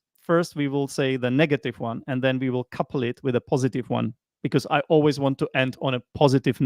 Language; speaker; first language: English; non-native, fluent; Czech